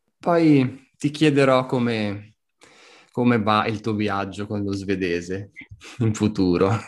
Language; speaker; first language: Italian; native; Italian